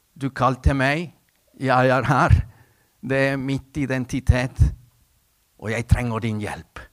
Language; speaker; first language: Norwegian; non-native, fluent; Spanish